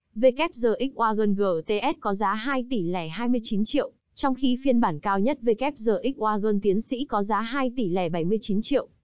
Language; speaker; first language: Vietnamese; native; Vietnamese